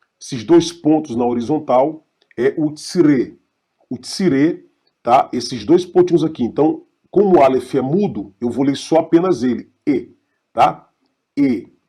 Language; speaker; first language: Portuguese; native; Portuguese